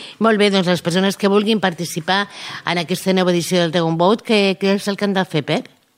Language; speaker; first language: Catalan; native; Catalan